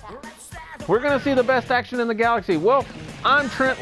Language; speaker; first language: English; native; English